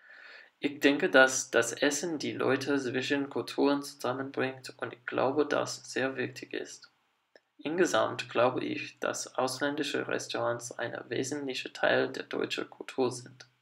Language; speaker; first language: German; non-native, learner; English